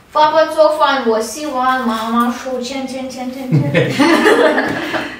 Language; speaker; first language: Chinese; non-native, learner; Ukrainian